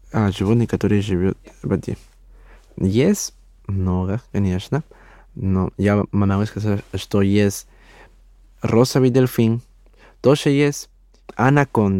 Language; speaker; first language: Russian; non-native, learner; Spanish